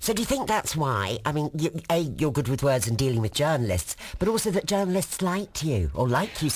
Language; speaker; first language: English; native; English